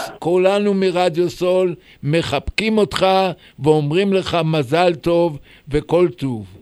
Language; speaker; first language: Hebrew; native; Hebrew